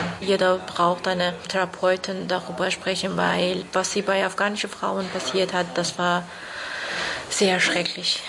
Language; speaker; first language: German; non-native, learner; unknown